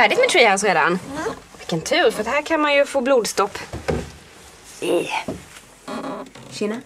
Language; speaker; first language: Swedish; native; Swedish